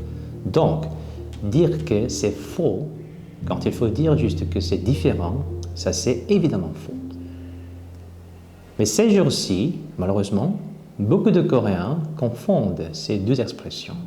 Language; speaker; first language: French; non-native, fluent; Korean